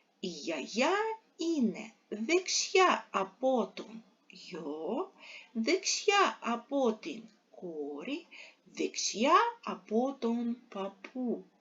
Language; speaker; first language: Greek; non-native, fluent; Ukrainian